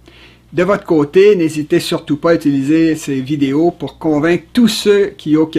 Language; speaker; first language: French; native; French